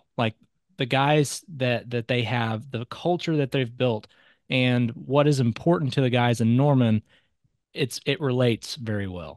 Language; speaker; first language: English; native; English